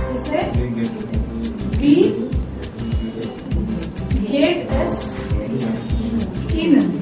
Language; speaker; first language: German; non-native, fluent; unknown